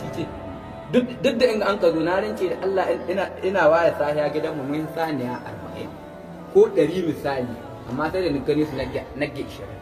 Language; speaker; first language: Hausa; non-native, local second language; Fula